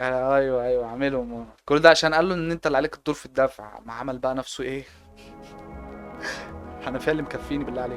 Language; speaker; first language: Arabic; native; Arabic